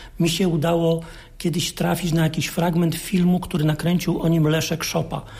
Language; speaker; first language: Polish; native; Polish